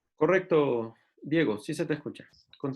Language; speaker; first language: Spanish; native; Spanish